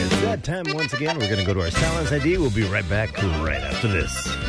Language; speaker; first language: English; early bilingual, other home language; Spanish